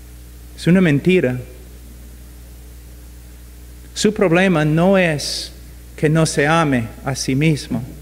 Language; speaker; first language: Spanish; non-native, fluent; English